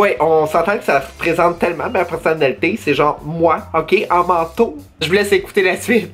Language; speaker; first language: French; native; French